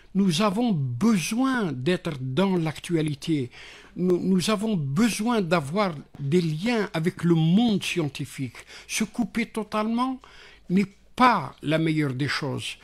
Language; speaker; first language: French; non-native, local second language; Arabic